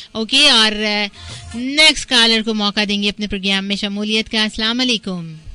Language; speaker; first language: Urdu; non-native, local second language; Sindhi